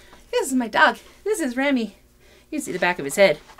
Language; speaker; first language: English; native; English